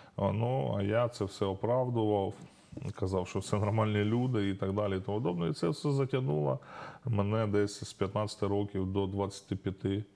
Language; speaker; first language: Ukrainian; non-native, local second language; Russian